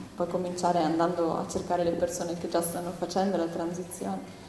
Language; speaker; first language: Italian; non-native, fluent; English